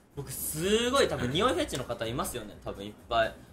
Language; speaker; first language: Japanese; native; Japanese